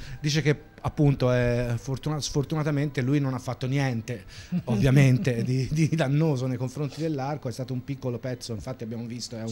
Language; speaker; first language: Italian; native; Italian